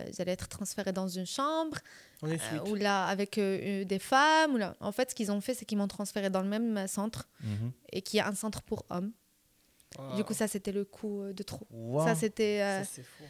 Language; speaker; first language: French; non-native, local second language; Arabic